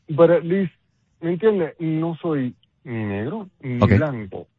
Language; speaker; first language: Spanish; non-native, fluent; Papiamento